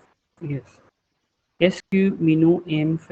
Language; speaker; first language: French; non-native, fluent; Hindi